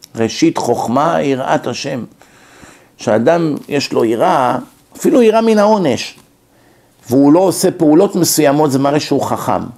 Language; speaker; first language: Hebrew; native; Hebrew